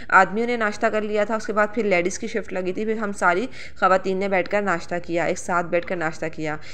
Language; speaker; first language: Hindi; native; Hindi